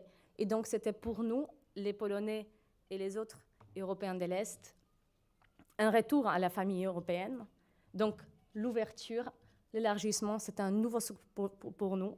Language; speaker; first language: French; non-native, fluent; Polish